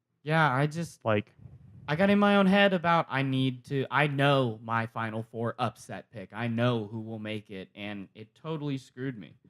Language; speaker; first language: English; native; English